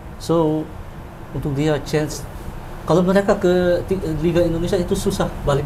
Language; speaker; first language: Indonesian; early bilingual, heritage; Dutch